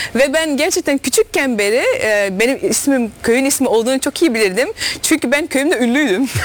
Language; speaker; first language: Turkish; early bilingual, heritage; Dutch